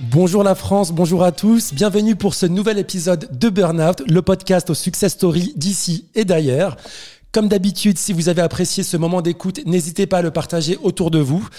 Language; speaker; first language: French; non-native, local second language; Arabic